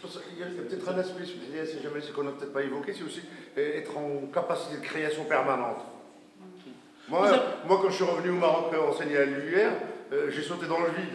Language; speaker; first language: French; non-native, local second language; Arabic